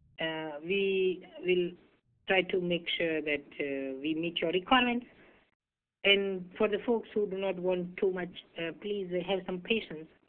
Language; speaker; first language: English; non-native, local second language; Hindi